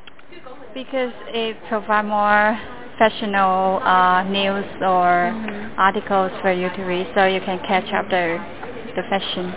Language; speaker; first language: English; non-native, learner; Cantonese